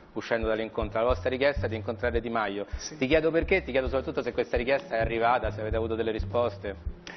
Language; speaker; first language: Italian; native; Italian